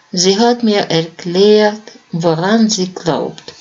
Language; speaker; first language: German; non-native, fluent; Russian